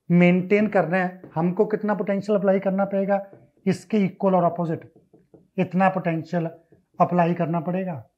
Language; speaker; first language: Hindi; non-native, local second language; Punjabi